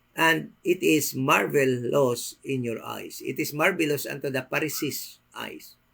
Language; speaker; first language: English; non-native, local second language; Filipino